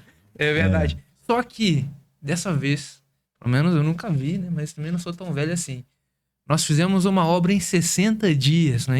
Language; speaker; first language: Portuguese; native; Portuguese